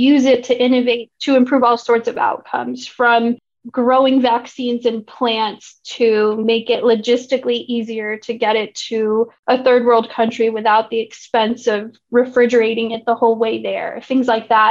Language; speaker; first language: English; native; English